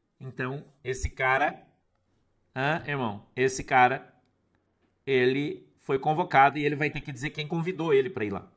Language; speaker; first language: Portuguese; native; Portuguese